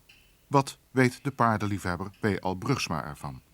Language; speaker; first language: Dutch; native; Dutch